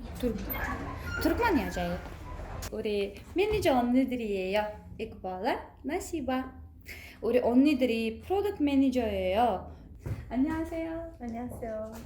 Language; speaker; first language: Korean; non-native, learner; Uzbek